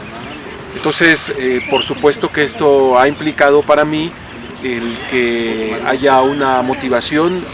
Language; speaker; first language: Spanish; native; Spanish